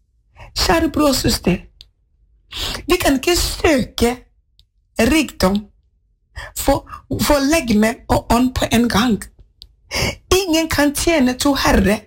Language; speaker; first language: Norwegian; non-native, fluent; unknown